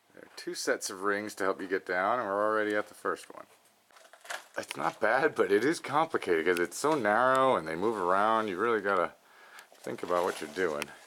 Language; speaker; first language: English; native; English